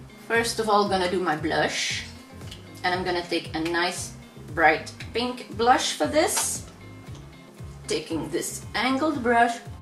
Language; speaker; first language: English; non-native, fluent; Dutch